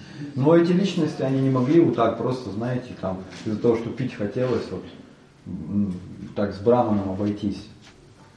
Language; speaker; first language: Russian; native; Russian